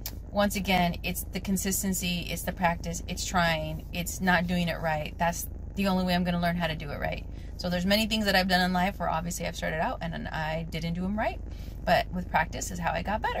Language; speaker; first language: English; native; English